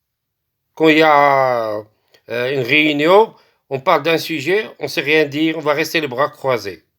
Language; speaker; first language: French; non-native, local second language; Arabic